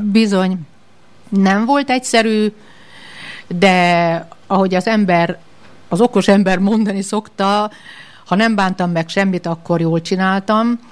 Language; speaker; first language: Hungarian; native; Hungarian